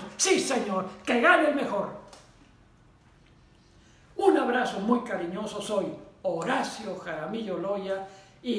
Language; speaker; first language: Spanish; native; Spanish